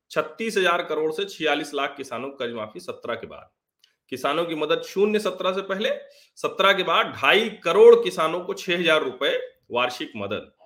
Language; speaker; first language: Hindi; native; Hindi